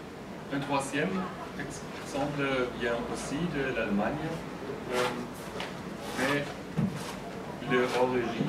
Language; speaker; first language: French; non-native, fluent; German